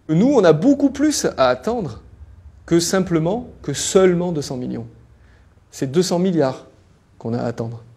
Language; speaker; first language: French; native; French